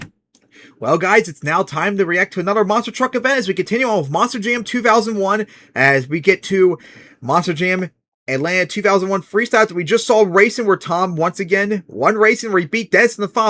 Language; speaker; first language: English; native; English